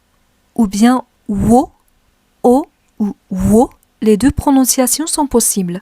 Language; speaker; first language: French; non-native, fluent; Japanese